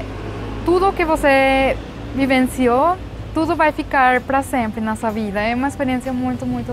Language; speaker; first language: Portuguese; non-native, fluent; Spanish